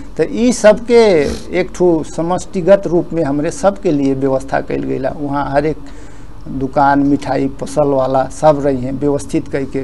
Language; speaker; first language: Bhojpuri; native; Bhojpuri